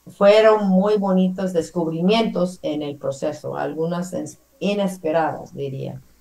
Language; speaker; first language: Spanish; non-native, fluent; English